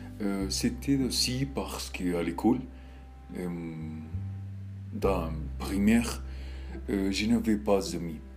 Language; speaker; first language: French; non-native, learner; Spanish